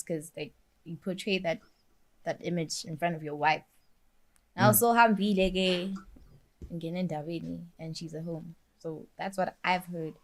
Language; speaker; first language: English; non-native, local second language; Swati